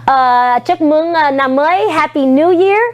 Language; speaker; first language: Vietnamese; non-native, learner; English